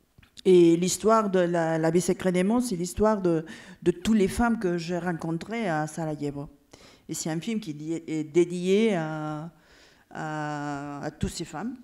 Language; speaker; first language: French; non-native, fluent; Catalan